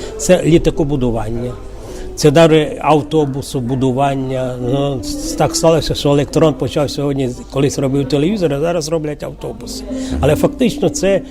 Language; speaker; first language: Ukrainian; native; Ukrainian